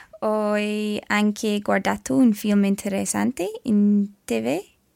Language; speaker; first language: Italian; non-native, learner; English